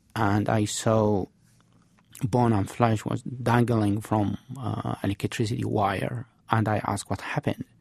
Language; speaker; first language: English; non-native, fluent; Arabic